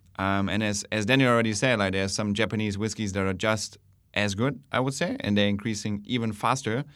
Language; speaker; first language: English; non-native, fluent; German